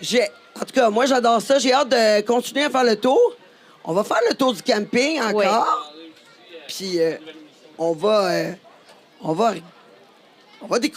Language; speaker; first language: French; native; French